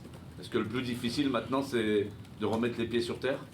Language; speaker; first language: French; native; French